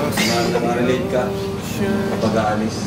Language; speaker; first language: Filipino; non-native, learner; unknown